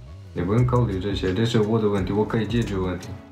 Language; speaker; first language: Chinese; early bilingual, heritage; Chinese